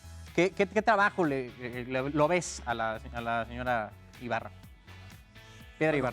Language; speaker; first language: Spanish; native; Spanish